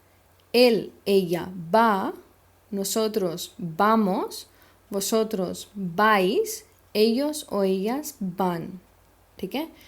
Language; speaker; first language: Spanish; non-native, fluent; Hindi